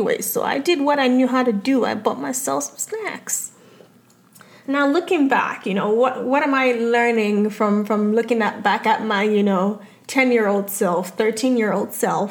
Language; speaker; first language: English; non-native, local second language; Yoruba